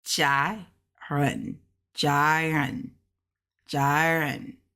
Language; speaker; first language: Chinese; non-native, learner; English